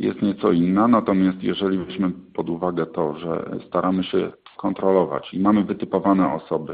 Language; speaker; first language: Polish; native; Polish